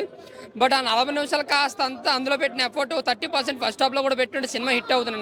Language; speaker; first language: Telugu; native; Telugu